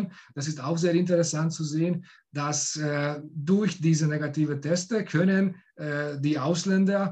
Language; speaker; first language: German; non-native, fluent; Hungarian